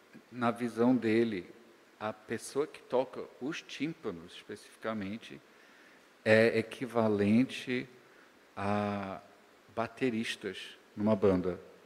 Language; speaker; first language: Portuguese; native; Portuguese